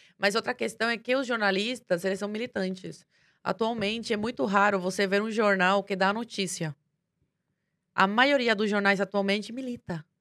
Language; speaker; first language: Portuguese; early bilingual, other home language; Spanish